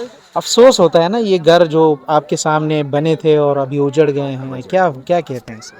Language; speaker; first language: Urdu; native; Urdu